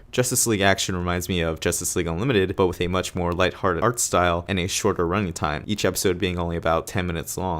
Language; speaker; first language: English; native; English